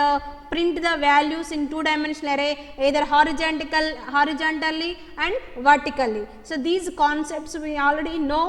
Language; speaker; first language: English; non-native, local second language; Telugu